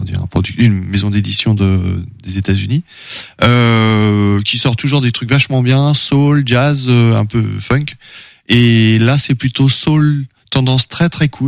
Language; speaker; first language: French; native; French